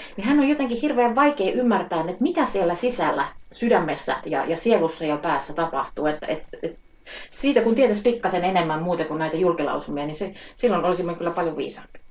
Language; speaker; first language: Finnish; native; Finnish